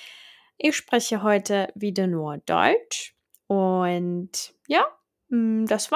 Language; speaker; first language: German; non-native, fluent; Czech